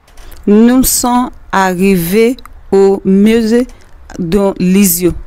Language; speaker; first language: French; non-native, learner; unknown